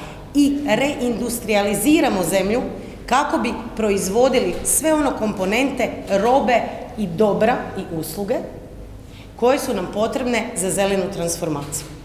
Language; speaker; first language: Croatian; native; Croatian